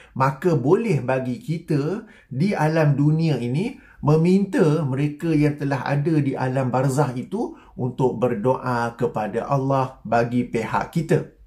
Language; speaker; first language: Malay; native; Malay